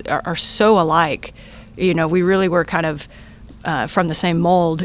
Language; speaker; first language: English; native; English